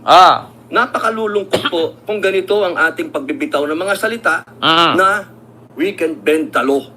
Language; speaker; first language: Filipino; native; Filipino